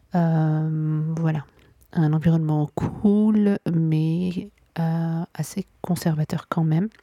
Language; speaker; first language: French; non-native, local second language; Arabic